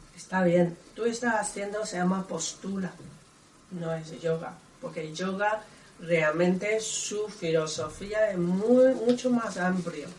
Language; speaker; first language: Spanish; non-native, learner; Chinese